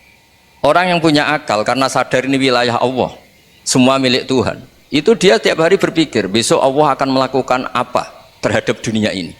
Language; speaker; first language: Indonesian; non-native, local second language; Javanese